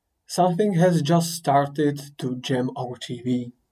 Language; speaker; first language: English; non-native, fluent; Czech